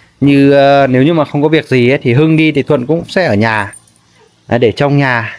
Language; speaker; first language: Vietnamese; non-native, local second language; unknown